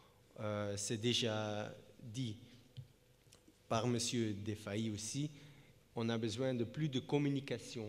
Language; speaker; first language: French; non-native, fluent; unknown